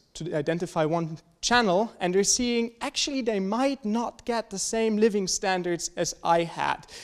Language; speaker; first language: English; non-native, fluent; German